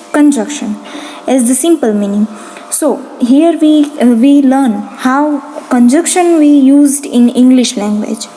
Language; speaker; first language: English; non-native, local second language; Gujarati